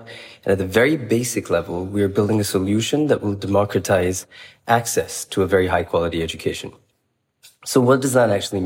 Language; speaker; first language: English; non-native, local second language; Bangla